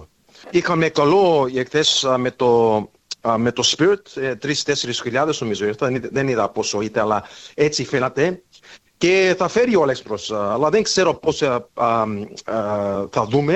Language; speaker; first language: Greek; early bilingual, heritage; English